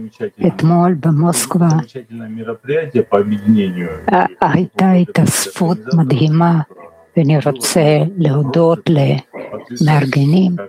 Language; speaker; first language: Hebrew; non-native, fluent; Russian